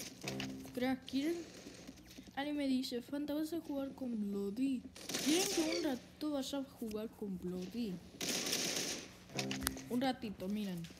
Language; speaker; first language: Spanish; early bilingual, other home language; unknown